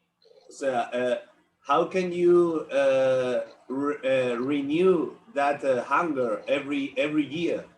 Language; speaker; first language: English; non-native, learner; Spanish